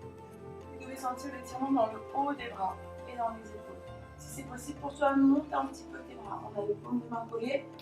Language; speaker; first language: French; native; French